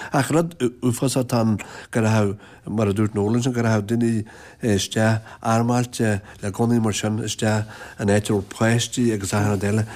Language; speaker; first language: Irish; native; Irish